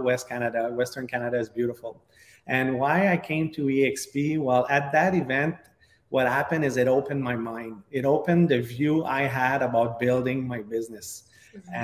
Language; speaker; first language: English; non-native, fluent; French